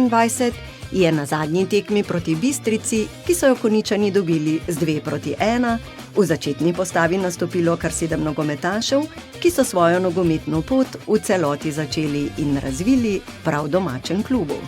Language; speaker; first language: Slovenian; native; Slovenian